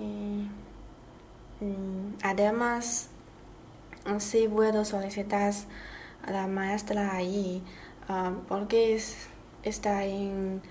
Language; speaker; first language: Spanish; non-native, learner; Chinese